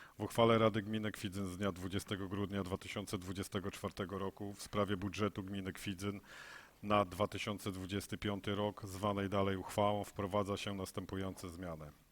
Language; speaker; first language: Polish; native; Polish